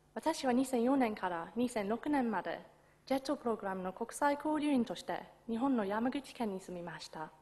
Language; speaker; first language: Japanese; non-native, fluent; English